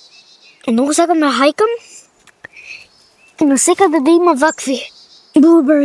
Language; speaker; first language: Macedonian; early bilingual, heritage; Macedonian